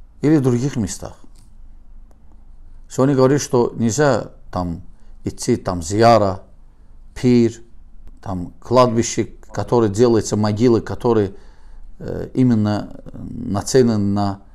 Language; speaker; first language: Russian; non-native, learner; Azerbaijani